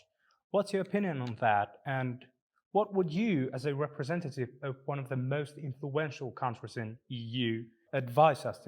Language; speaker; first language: English; non-native, fluent; Georgian